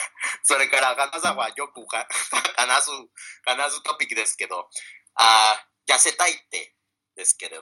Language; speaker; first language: Japanese; non-native, fluent; Spanish